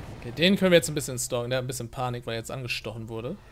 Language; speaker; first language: German; native; German